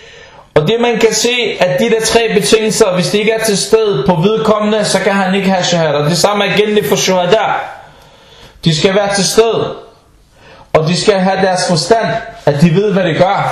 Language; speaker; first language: Danish; non-native, fluent; Arabic